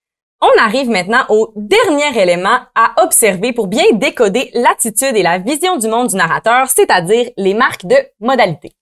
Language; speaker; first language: French; native; French